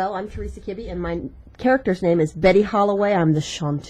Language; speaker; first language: English; native; English